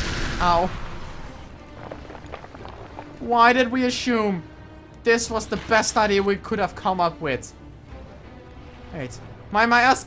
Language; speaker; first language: English; native; English